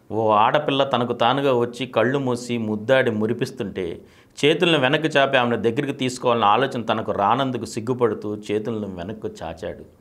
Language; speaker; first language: Telugu; native; Telugu